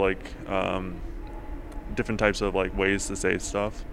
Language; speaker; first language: English; early bilingual, other home language; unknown